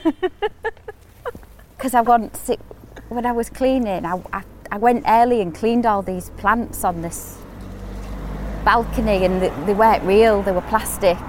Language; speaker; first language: English; native; English